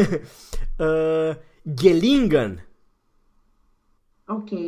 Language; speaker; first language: German; non-native, fluent; Romanian